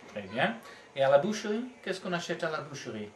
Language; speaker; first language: French; non-native, fluent; English